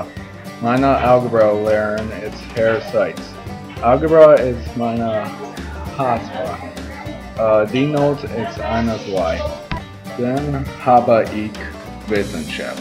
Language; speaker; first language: German; non-native, learner; English